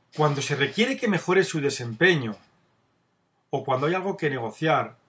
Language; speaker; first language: Spanish; native; Spanish